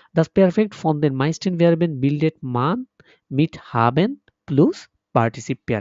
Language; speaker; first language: German; non-native, fluent; Bangla